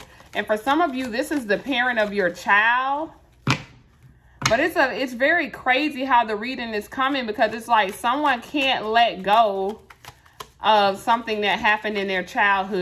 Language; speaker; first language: English; native; English